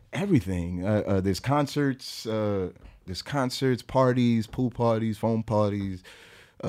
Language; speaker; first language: English; native; English